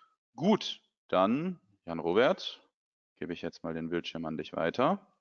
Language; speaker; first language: German; native; German